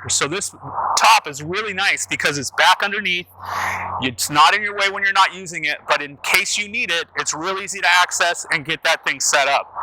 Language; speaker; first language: English; native; English